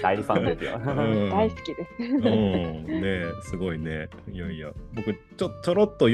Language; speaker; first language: Japanese; non-native, learner; Chinese